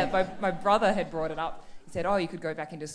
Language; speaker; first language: English; native; English